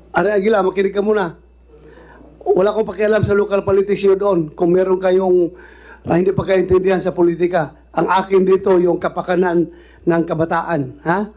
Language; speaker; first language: Filipino; non-native, local second language; Cebuano